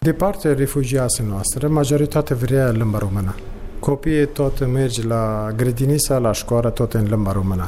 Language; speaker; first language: Romanian; non-native, learner; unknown